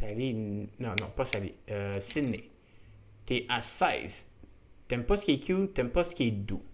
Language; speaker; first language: French; native; French